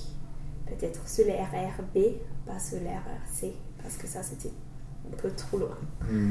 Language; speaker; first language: French; non-native, fluent; English